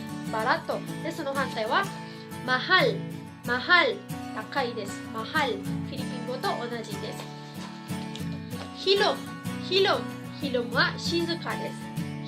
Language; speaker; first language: Japanese; non-native, fluent; Filipino